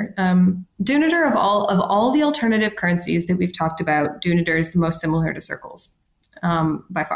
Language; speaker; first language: English; native; English